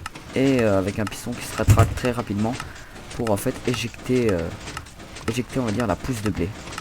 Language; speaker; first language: French; native; French